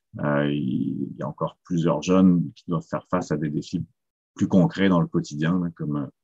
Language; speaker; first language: French; native; French